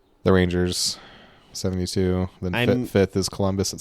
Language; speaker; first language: English; native; English